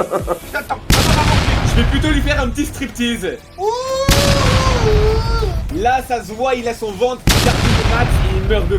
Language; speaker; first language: French; native; French